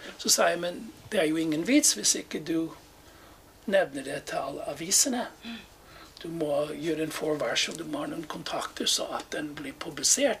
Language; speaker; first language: Norwegian; non-native, fluent; English